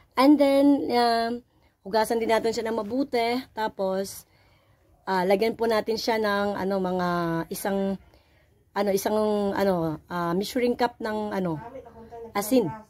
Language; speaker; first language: Filipino; non-native, local second language; Cebuano